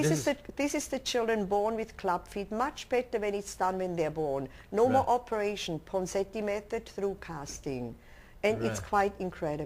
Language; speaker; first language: English; non-native, local second language; German